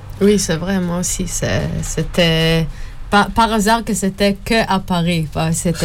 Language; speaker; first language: French; non-native, learner; Hebrew